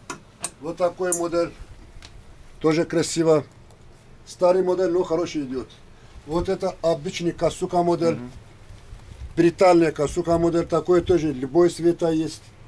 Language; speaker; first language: Russian; non-native, learner; Turkish